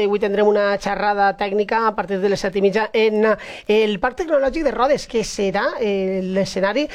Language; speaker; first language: Catalan; native; Catalan